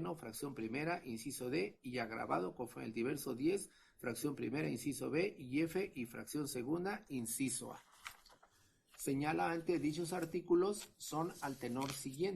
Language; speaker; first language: Spanish; native; Spanish